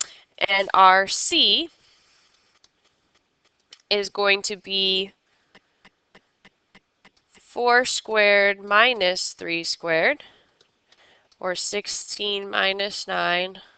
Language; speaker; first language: English; native; English